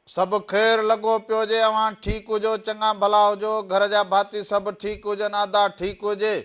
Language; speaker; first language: Sindhi; native; Sindhi